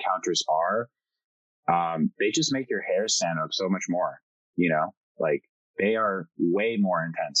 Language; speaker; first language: English; early bilingual, other home language; French